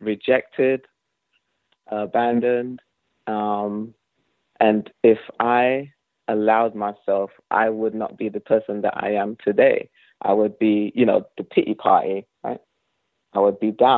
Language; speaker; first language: English; native; English